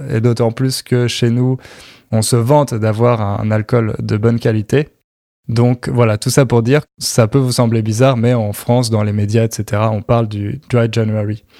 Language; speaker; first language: French; native; French